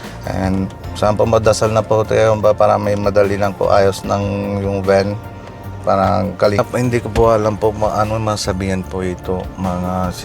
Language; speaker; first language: Filipino; non-native, learner; Punjabi